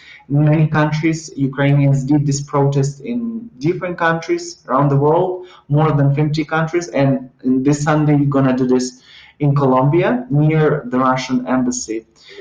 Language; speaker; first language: English; non-native, fluent; Ukrainian